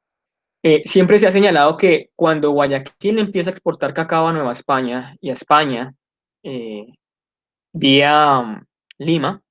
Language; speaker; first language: Spanish; native; Spanish